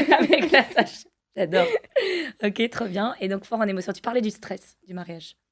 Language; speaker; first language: French; native; French